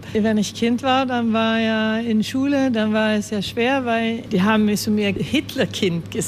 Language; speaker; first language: German; early bilingual, heritage; German